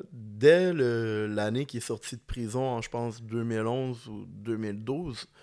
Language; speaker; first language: French; native; French